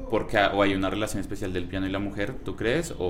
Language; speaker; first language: Spanish; native; Spanish